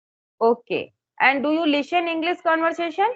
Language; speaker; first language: English; non-native, local second language; Hindi